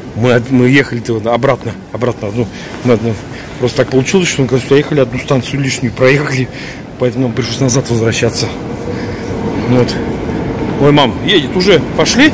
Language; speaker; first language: Russian; native; Russian